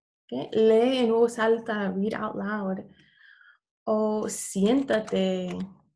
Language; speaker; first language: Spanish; non-native, fluent; English